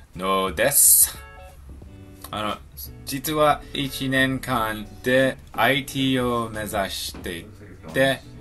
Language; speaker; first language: Japanese; non-native, learner; English